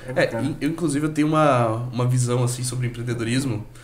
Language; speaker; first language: Portuguese; native; Portuguese